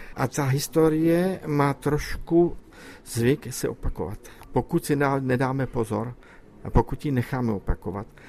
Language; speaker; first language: Czech; native; Czech